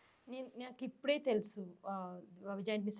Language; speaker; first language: Telugu; non-native, learner; Tamil